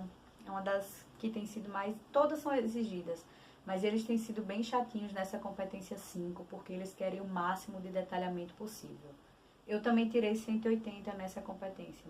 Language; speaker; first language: Portuguese; native; Portuguese